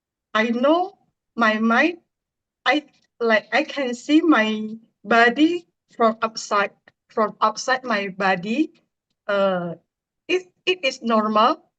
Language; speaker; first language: English; non-native, learner; Indonesian